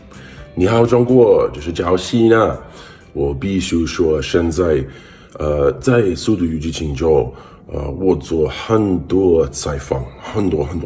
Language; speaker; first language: Chinese; non-native, learner; English